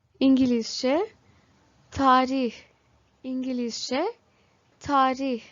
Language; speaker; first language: Turkish; non-native, fluent; Bangla